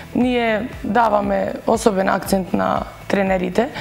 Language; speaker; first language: Macedonian; native; Macedonian